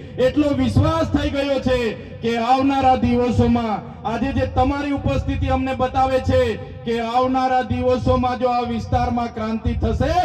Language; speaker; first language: Gujarati; non-native, local second language; Vasavi